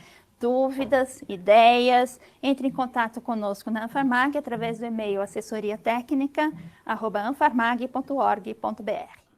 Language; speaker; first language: Portuguese; native; Portuguese